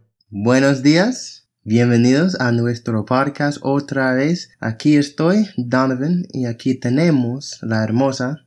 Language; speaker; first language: Spanish; non-native, fluent; English